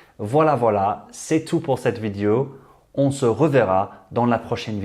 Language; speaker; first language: French; non-native, fluent; English